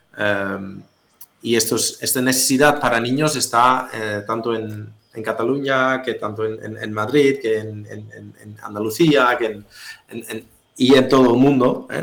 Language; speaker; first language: Spanish; non-native, fluent; Dutch